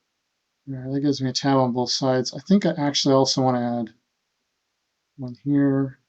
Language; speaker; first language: English; native; English